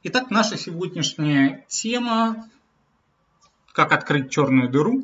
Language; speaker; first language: Russian; native; Russian